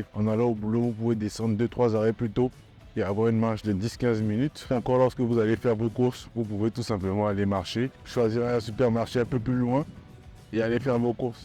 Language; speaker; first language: French; native; French